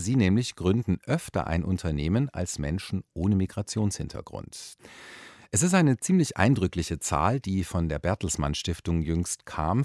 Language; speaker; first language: German; native; German